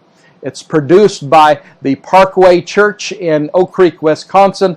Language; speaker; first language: English; native; English